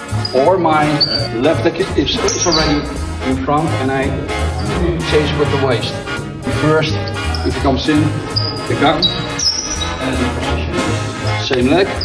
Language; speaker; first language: English; non-native, learner; Dutch